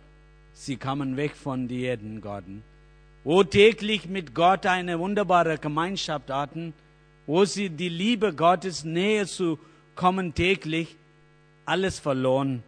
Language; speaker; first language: German; non-native, learner; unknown